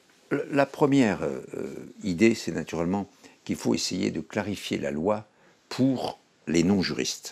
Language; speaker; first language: French; native; French